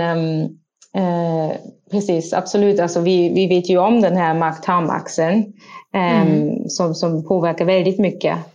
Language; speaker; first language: Swedish; non-native, fluent; German